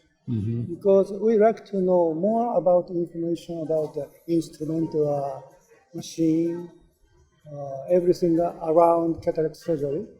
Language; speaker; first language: English; non-native, learner; Japanese